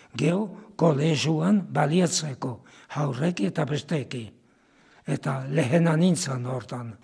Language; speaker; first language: Basque; native; Basque